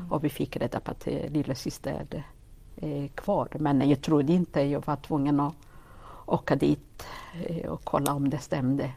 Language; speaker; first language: Swedish; non-native, fluent; Kinyarwanda